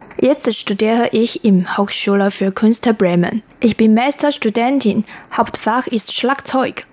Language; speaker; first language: German; non-native, learner; Chinese